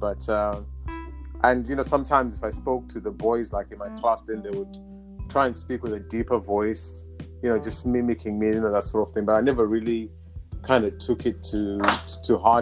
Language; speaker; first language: English; non-native, local second language; Shona